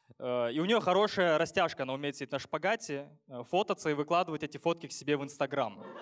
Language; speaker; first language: Russian; native; Russian